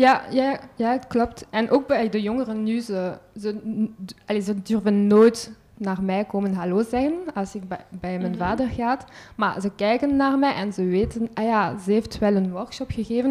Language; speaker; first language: Dutch; non-native, local second language; French